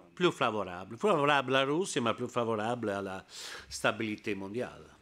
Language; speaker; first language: French; non-native, learner; Italian